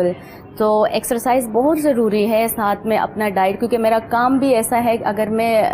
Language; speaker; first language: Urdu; non-native, local second language; Pashto